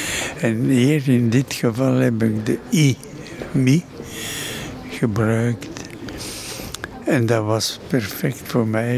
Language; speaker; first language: Dutch; non-native, local second language; French